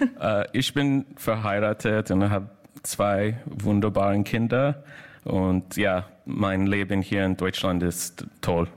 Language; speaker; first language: German; non-native, learner; English